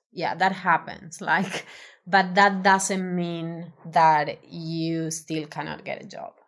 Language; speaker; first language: English; non-native, fluent; Spanish